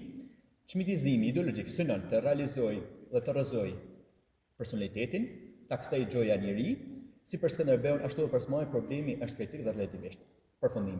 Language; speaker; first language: Albanian; native; Albanian